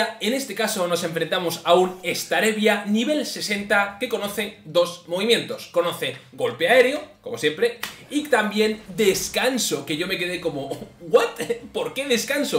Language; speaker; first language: Spanish; native; Spanish